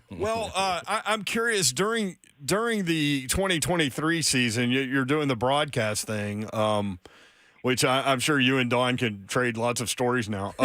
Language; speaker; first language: English; native; English